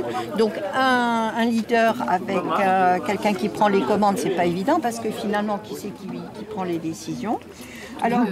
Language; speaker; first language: French; native; French